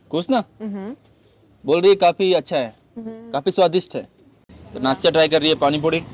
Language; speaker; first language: Hindi; native; Hindi